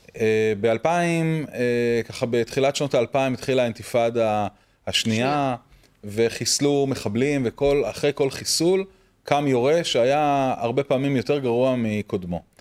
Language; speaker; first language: Hebrew; native; Hebrew